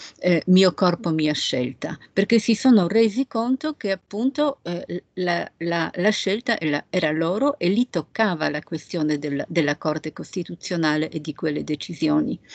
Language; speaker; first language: Italian; non-native, fluent; Polish